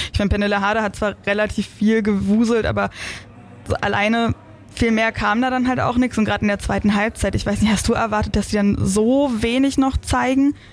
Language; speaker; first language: German; native; German